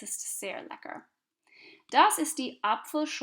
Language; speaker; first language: German; non-native, fluent; English